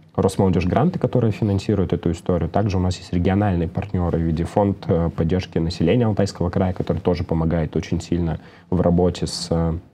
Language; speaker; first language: Russian; native; Russian